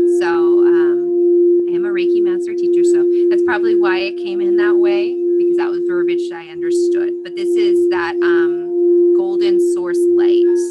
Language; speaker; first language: English; native; English